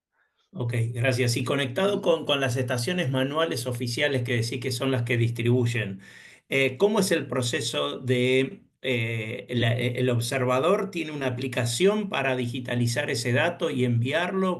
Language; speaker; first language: Spanish; native; Spanish